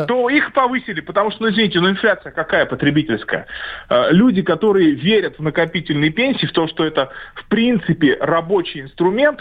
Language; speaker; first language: Russian; native; Russian